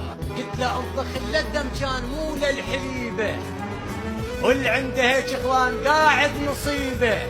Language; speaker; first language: Arabic; native; Arabic